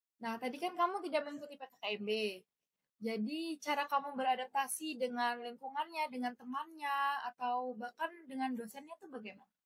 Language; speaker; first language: Indonesian; native; Indonesian